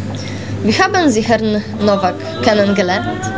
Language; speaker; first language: German; non-native, learner; Polish